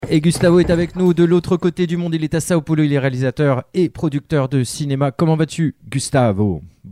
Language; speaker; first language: French; native; French